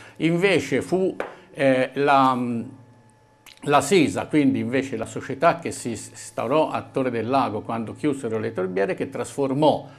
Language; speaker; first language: Italian; native; Italian